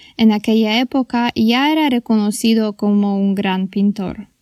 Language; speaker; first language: Spanish; non-native, fluent; Polish